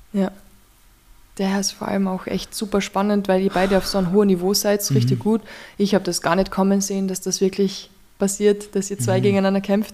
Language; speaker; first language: German; native; German